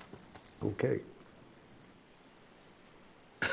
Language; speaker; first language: English; native; English